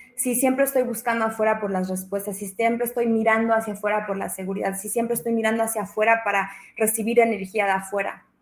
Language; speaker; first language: Spanish; early bilingual, heritage; Spanish